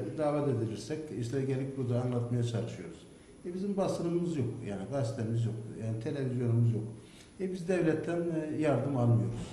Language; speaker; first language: Turkish; native; Turkish